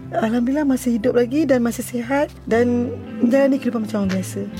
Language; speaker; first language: Malay; native; Malay